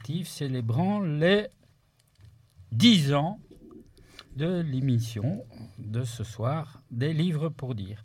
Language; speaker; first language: French; native; French